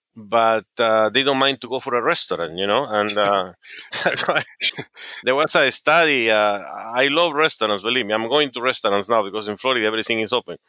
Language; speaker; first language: English; non-native, fluent; Spanish